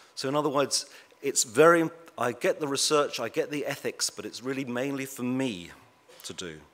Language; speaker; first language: English; native; English